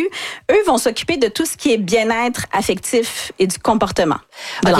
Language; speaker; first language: French; native; French